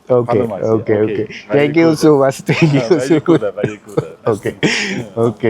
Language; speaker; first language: English; non-native, learner; Bangla